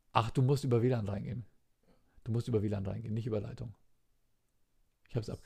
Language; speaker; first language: German; native; German